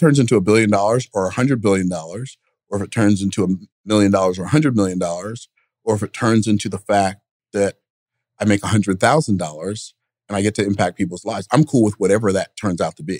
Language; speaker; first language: English; native; English